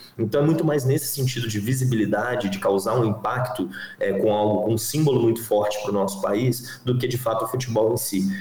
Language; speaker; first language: Portuguese; native; Portuguese